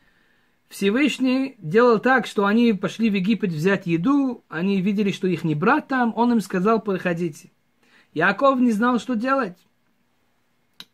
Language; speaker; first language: Russian; early bilingual, heritage; Hebrew